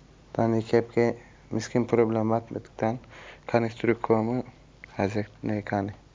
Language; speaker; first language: Dutch; non-native, learner; Turkish